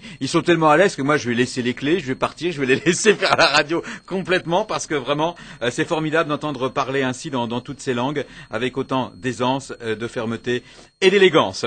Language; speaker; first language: French; native; French